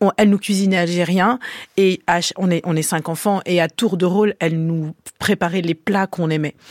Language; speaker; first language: French; early bilingual, other home language; Arabic